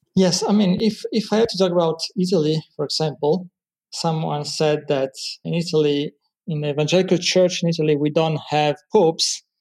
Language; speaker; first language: English; non-native, fluent; Italian